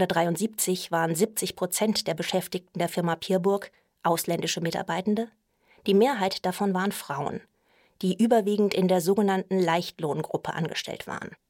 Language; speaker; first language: German; native; German